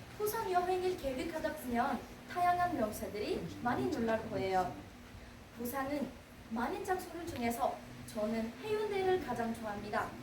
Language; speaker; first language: Korean; non-native, learner; Uzbek